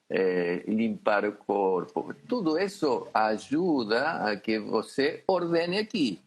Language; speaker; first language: Portuguese; non-native, fluent; Spanish